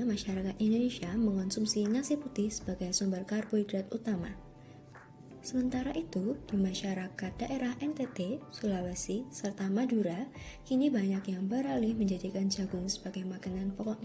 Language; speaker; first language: Indonesian; native; Indonesian